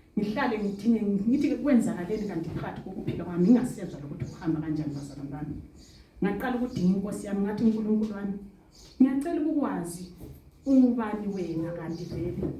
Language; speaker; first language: Zulu; non-native, local second language; Xhosa